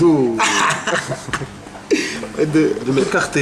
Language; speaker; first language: French; non-native, local second language; Arabic